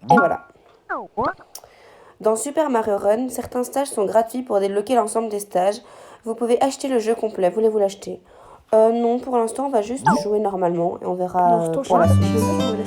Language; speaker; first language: French; native; French